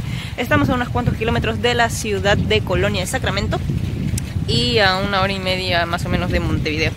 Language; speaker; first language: Spanish; native; Spanish